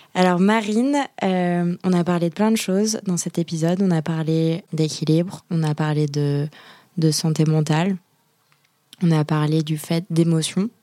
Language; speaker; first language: French; native; French